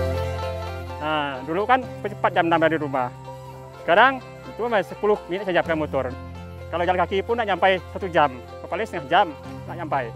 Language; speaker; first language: Indonesian; non-native, local second language; Iban